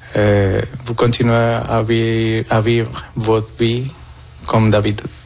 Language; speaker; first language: French; non-native, fluent; Spanish